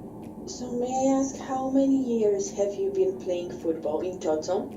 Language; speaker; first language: English; non-native, fluent; Bosnian